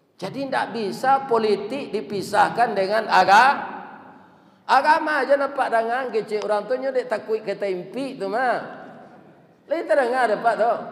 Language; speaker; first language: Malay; non-native, local second language; Minangkabau